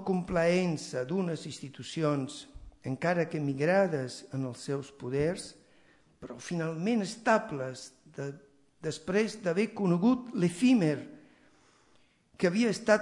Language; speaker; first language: Catalan; non-native, fluent; Italian